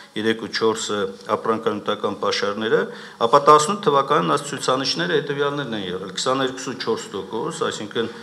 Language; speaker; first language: Armenian; native; Armenian